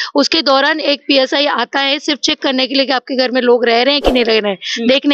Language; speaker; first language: Hindi; non-native, local second language; Marathi